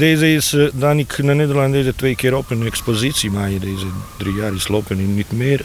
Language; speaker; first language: Dutch; non-native, learner; Bosnian